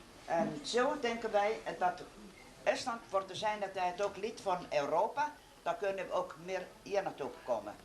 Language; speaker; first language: Dutch; non-native, learner; Estonian